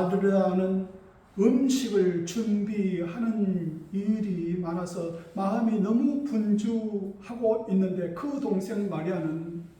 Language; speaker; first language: Korean; native; Korean